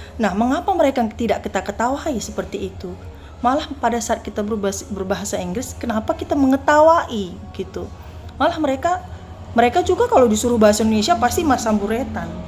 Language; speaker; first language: Indonesian; native; Indonesian